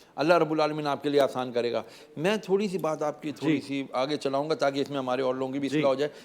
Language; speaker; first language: Urdu; native; Urdu